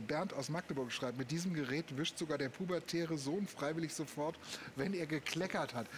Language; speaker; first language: German; native; German